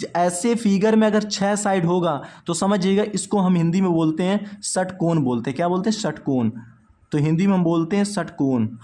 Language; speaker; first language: Hindi; native; Hindi